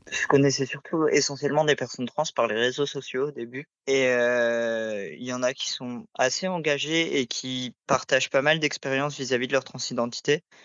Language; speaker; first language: French; native; French